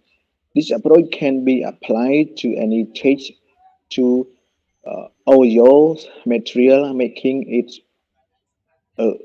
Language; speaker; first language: English; non-native, learner; Khmer